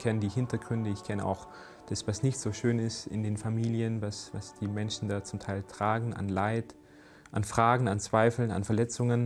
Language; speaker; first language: German; native; German